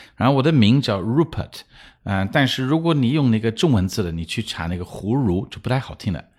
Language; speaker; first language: Chinese; non-native, fluent; English